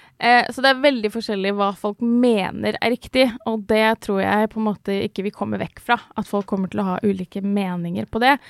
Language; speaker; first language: Norwegian; native; Norwegian